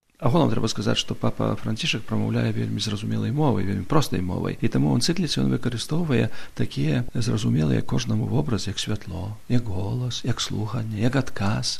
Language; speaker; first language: Belarusian; non-native, local second language; Polish